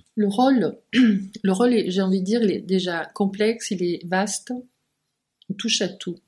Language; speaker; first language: French; native; French